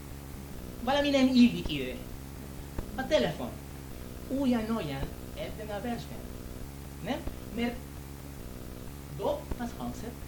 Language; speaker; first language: Hungarian; non-native, learner; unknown